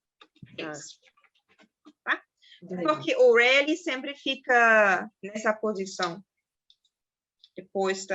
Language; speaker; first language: Portuguese; non-native, fluent; German